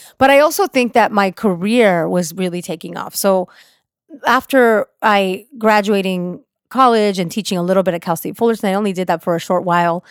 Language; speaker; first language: English; early bilingual, other home language; Spanish